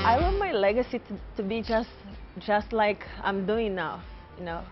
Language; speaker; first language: English; non-native, fluent; Portuguese